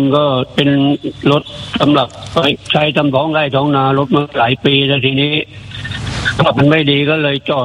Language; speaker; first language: Thai; native; Thai